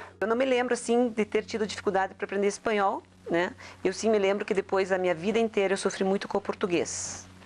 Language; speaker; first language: Portuguese; early bilingual, other home language; Spanish